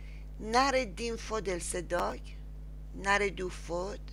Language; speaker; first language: Swedish; non-native, learner; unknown